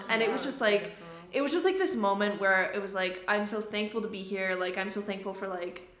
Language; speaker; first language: English; native; English